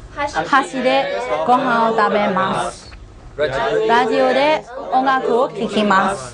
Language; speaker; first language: Japanese; non-native, fluent; Burmese